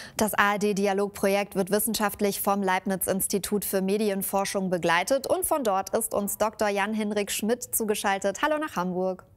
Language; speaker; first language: German; native; German